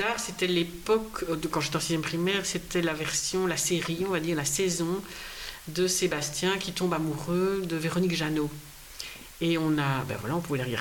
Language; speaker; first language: French; native; French